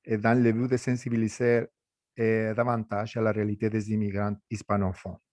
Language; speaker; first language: French; non-native, fluent; Spanish